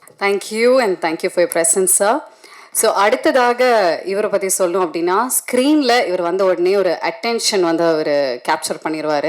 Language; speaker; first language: Tamil; native; Tamil